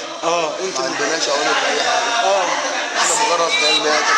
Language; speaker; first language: Arabic; native; Arabic